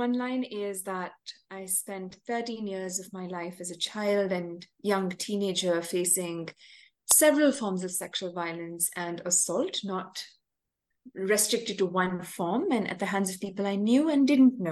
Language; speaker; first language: English; non-native, local second language; Tamil